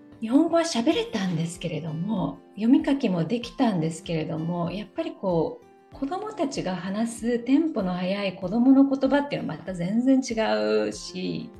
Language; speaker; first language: Japanese; native; Japanese